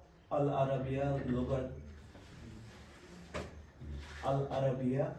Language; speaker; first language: Arabic; non-native, learner; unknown